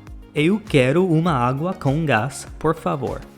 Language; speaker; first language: Portuguese; non-native, fluent; English